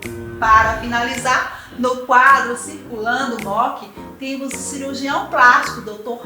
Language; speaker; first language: Portuguese; native; Portuguese